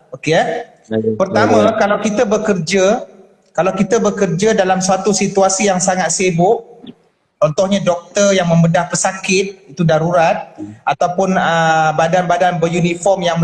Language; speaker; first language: Malay; native; Malay